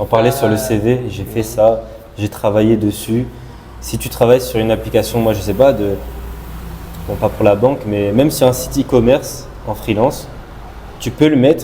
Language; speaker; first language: French; non-native, local second language; Malagasy